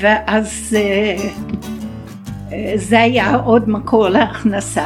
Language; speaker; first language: Hebrew; non-native, fluent; English